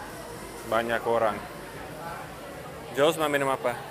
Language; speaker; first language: Indonesian; non-native, fluent; English